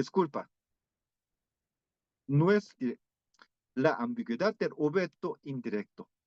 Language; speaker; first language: Spanish; non-native, fluent; Korean